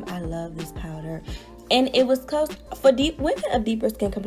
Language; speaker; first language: English; native; English